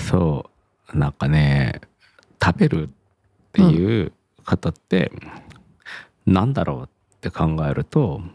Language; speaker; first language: Japanese; native; Japanese